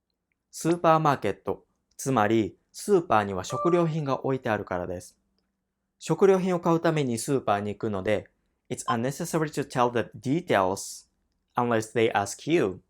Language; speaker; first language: Japanese; non-native, fluent; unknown